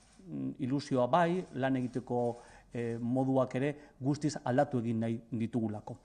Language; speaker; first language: Basque; native; Basque